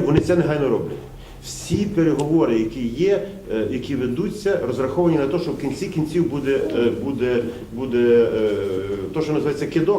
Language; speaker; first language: Ukrainian; native; Ukrainian